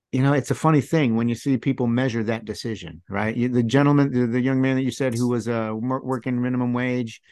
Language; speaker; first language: English; native; English